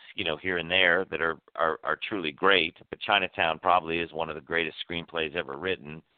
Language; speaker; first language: English; native; English